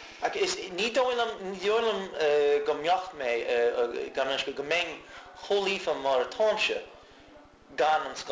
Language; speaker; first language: Irish; non-native, learner; English